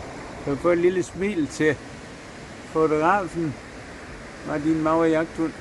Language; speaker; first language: Danish; native; Danish